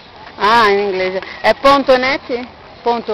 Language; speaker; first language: Italian; non-native, learner; Portuguese